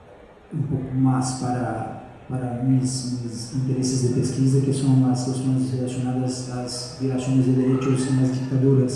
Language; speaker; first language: Spanish; non-native, fluent; Portuguese